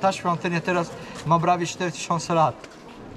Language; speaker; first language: Polish; non-native, learner; Arabic